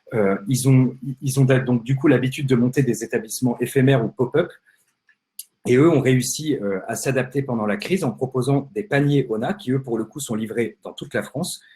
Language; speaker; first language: French; native; French